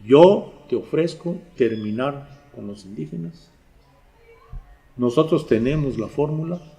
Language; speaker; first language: Spanish; native; Spanish